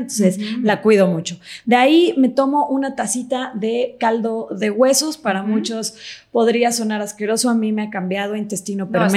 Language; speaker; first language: Spanish; native; Spanish